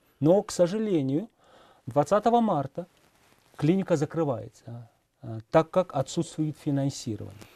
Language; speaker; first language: Russian; non-native, fluent; Mongolian